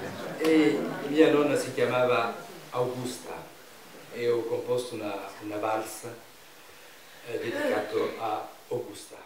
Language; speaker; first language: Italian; non-native, learner; French